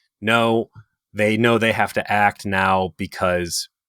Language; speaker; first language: English; native; English